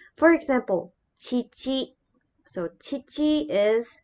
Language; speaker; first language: English; non-native, fluent; Japanese